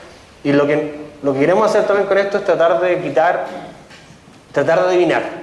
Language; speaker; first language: Spanish; native; Spanish